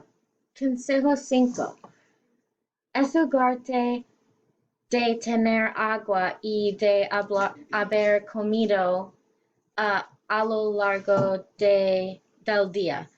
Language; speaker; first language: Spanish; non-native, learner; English